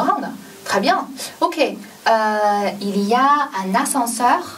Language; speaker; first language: French; non-native, fluent; Chinese